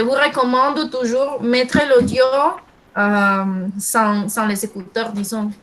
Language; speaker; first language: French; non-native, fluent; Spanish